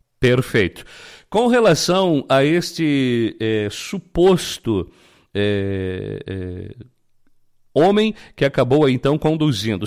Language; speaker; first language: Portuguese; native; Portuguese